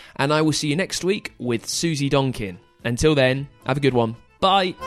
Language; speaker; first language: English; native; English